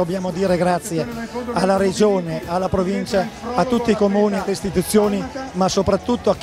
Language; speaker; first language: Italian; native; Italian